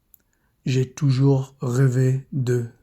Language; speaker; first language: French; non-native, fluent; English